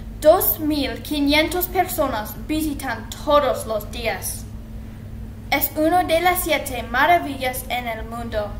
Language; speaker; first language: Spanish; non-native, learner; English